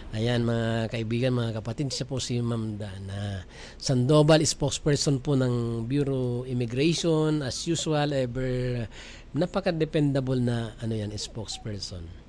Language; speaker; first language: Filipino; native; Filipino